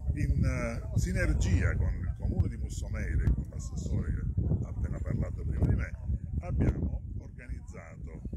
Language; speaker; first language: Italian; native; Italian